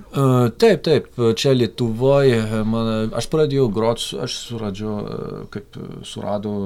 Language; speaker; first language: Lithuanian; non-native, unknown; French